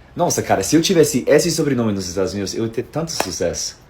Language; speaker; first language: Portuguese; non-native, fluent; English